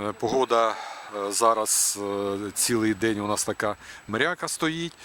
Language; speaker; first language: Ukrainian; non-native, local second language; Russian